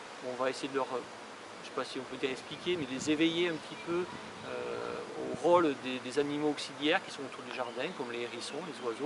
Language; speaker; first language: French; native; French